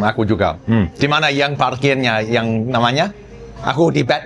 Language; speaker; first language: Indonesian; non-native, learner; English